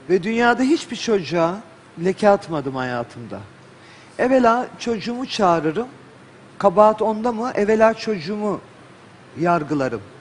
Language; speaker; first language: Turkish; native; Turkish